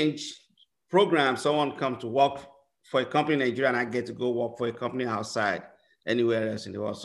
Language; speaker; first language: English; non-native, local second language; Yoruba